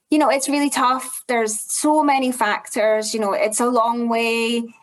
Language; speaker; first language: English; native; English